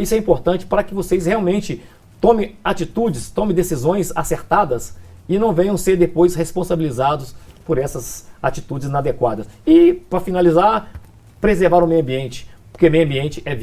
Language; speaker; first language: Portuguese; native; Portuguese